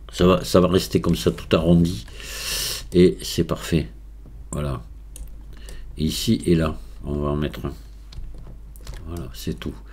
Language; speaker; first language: French; native; French